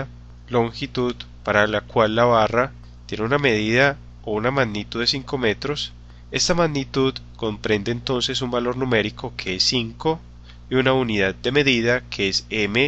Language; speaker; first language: Spanish; native; Spanish